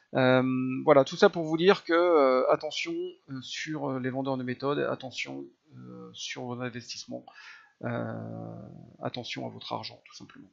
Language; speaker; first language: French; native; French